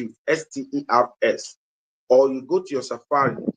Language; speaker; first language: English; non-native, local second language; Yoruba